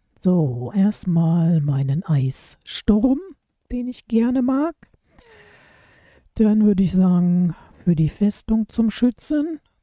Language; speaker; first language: German; native; German